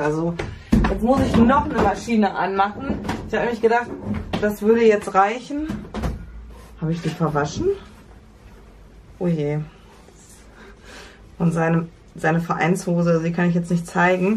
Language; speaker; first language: German; native; German